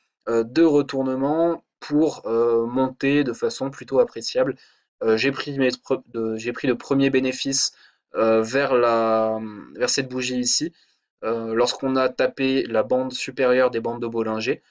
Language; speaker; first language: French; native; French